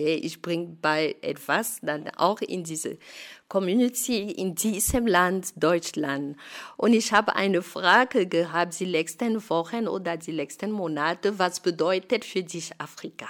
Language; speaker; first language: German; non-native, fluent; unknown